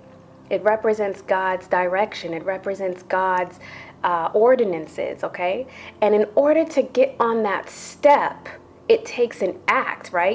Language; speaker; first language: English; native; English